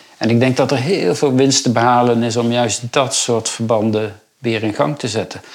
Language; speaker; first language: Dutch; native; Dutch